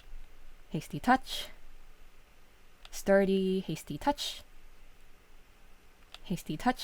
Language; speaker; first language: English; native; English